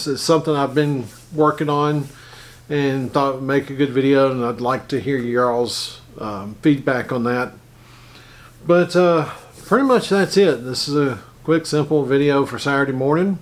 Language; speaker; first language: English; native; English